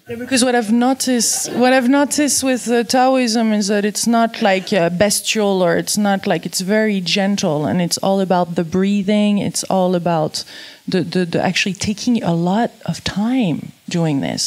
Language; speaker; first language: English; non-native, fluent; French